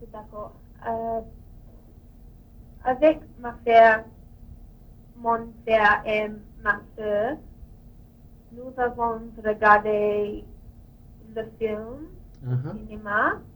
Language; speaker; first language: French; non-native, learner; English